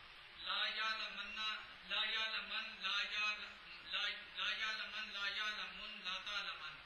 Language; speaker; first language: Arabic; non-native, learner; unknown